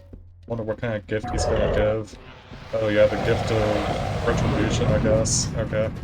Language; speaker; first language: English; native; English